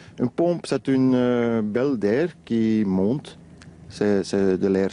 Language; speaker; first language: French; non-native, learner; Dutch